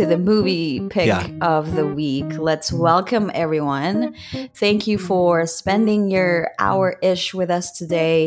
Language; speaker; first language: English; non-native, local second language; Filipino